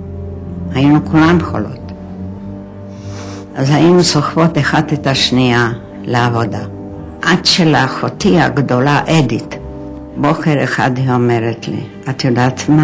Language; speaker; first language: Hebrew; non-native, fluent; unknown